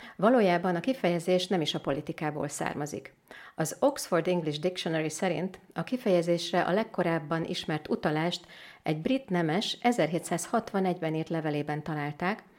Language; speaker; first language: Hungarian; native; Hungarian